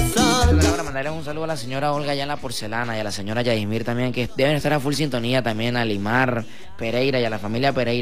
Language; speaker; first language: Spanish; native; Spanish